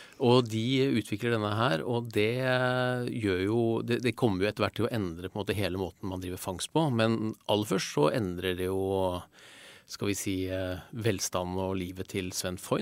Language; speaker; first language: Norwegian; native; Norwegian